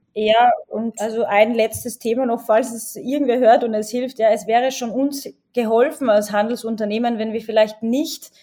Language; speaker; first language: German; native; German